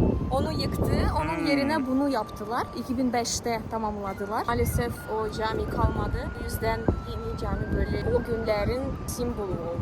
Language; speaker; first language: Turkish; non-native, fluent; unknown